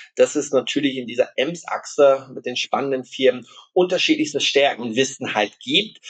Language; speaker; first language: German; non-native, local second language; Low German